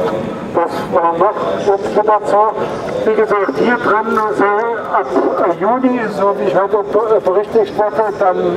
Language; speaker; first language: German; native; German